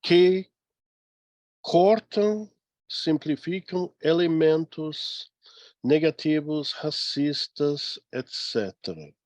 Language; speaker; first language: Portuguese; non-native, fluent; English